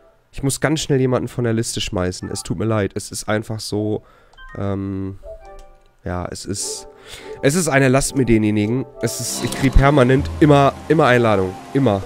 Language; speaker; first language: German; native; German